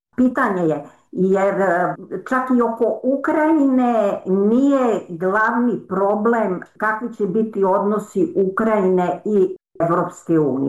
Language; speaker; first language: Serbian; native; Serbian